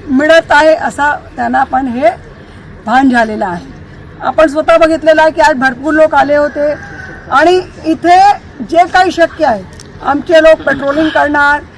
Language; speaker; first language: Marathi; non-native, local second language; Hindi